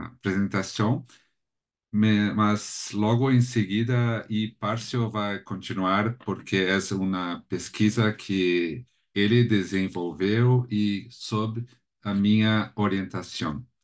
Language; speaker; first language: Spanish; non-native, learner; Portuguese